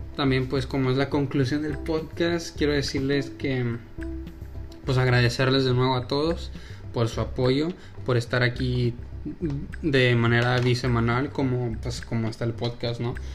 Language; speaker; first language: Spanish; native; Spanish